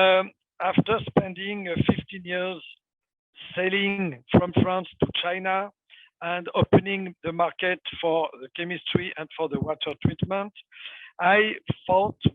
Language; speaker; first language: English; non-native, fluent; French